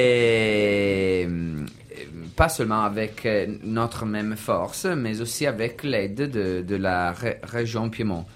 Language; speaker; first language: French; non-native, learner; Italian